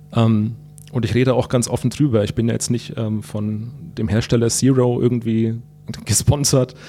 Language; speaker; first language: German; native; German